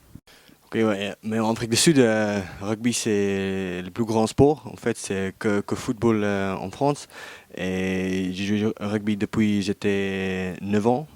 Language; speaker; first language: French; non-native, learner; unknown